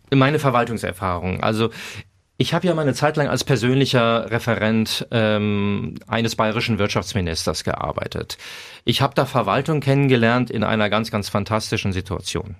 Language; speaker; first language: German; native; German